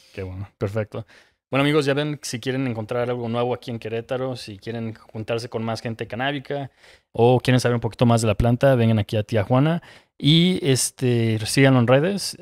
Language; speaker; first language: Spanish; native; Spanish